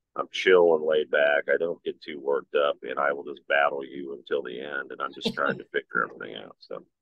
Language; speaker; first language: English; native; English